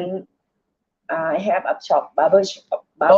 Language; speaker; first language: English; non-native, learner; Thai